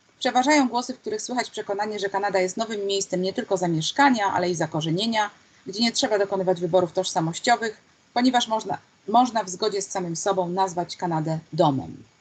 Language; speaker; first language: Polish; native; Polish